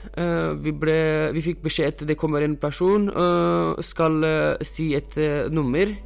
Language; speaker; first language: Norwegian; non-native, fluent; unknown